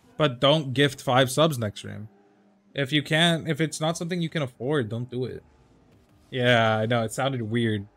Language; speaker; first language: English; early bilingual, other home language; Spanish